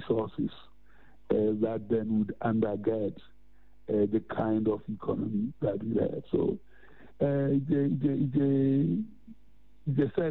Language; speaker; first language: English; non-native, local second language; Southern Sotho